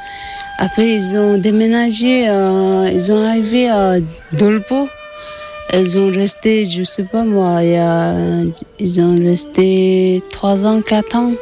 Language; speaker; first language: French; non-native, learner; Tibetan